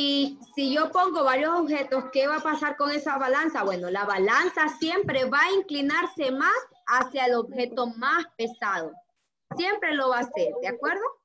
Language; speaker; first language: Spanish; native; Spanish